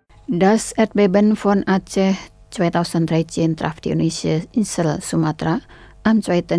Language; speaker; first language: German; non-native, fluent; Indonesian